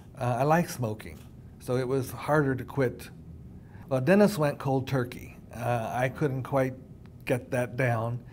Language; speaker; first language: English; native; English